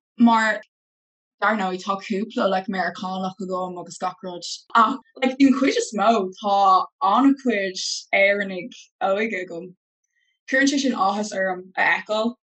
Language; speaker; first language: Irish; non-native, local second language; English